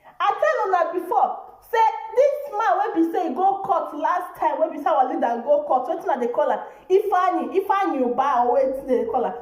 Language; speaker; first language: Nigerian Pidgin; non-native, local second language; Igbo